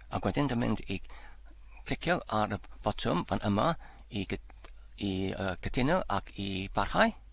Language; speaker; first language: Welsh; non-native, learner; Polish